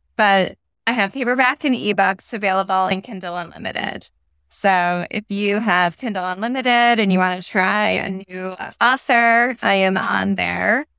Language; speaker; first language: English; native; English